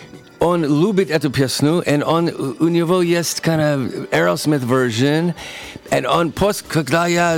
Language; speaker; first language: Russian; non-native, learner; English